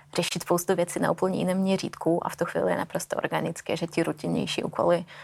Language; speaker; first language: Czech; non-native, fluent; Russian